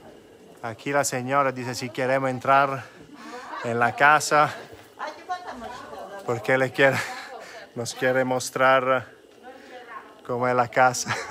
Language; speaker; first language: Spanish; non-native, fluent; Italian